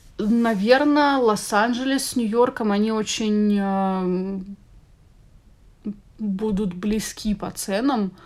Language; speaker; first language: Russian; native; Russian